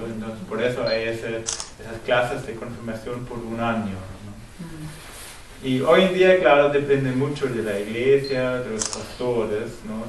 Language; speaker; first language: Spanish; non-native, fluent; German